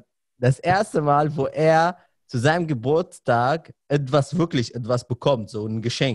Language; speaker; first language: German; non-native, fluent; Arabic